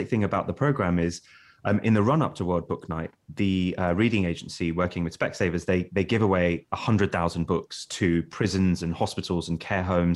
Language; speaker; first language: English; native; English